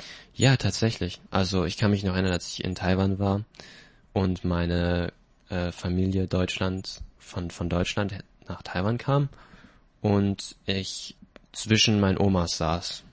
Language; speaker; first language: German; native; German